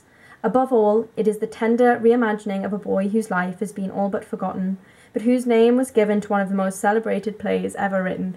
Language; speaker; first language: English; native; English